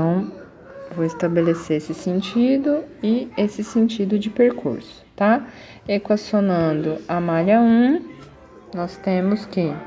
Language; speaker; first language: Portuguese; native; Portuguese